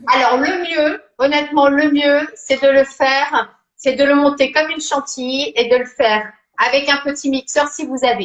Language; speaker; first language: French; native; French